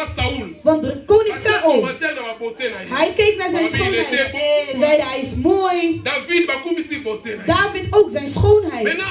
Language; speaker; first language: Dutch; non-native, learner; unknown